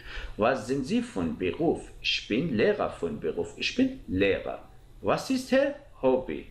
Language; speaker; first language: German; non-native, fluent; Persian